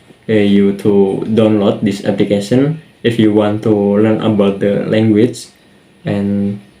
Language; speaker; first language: English; non-native, learner; Indonesian